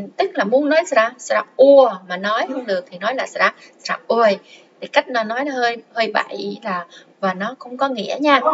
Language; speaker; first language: Vietnamese; non-native, local second language; Khmer